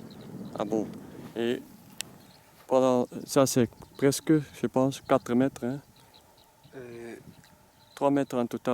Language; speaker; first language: French; non-native, learner; Dutch